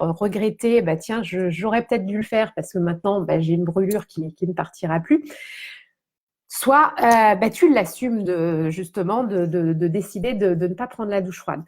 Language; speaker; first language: French; native; French